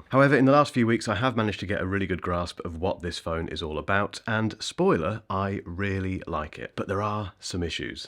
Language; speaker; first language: English; native; English